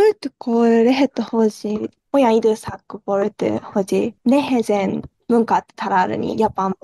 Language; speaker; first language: Hungarian; non-native, learner; Japanese